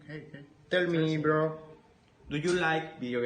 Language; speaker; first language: English; non-native, learner; Spanish